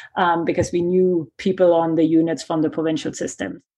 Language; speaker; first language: English; non-native, fluent; German